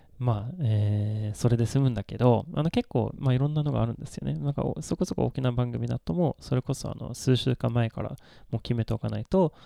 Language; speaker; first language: Japanese; non-native, fluent; Swedish